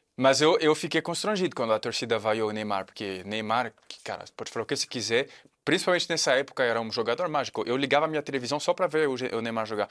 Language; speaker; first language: Portuguese; non-native, fluent; French